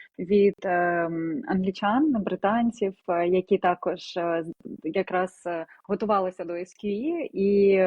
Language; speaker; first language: Ukrainian; non-native, local second language; Russian